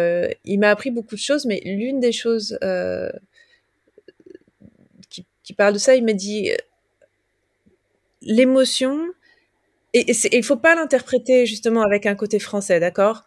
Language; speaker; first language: French; native; French